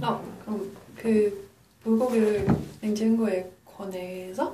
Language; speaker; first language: Korean; non-native, learner; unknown